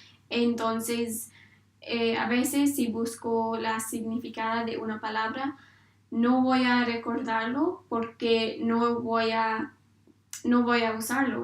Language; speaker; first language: Spanish; non-native, learner; English